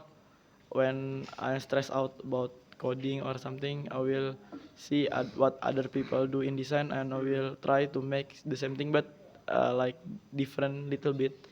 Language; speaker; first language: English; non-native, learner; Indonesian